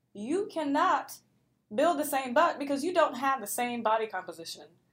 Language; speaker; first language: English; native; English